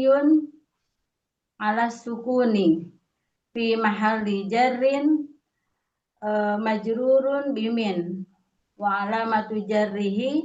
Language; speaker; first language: Arabic; non-native, learner; Indonesian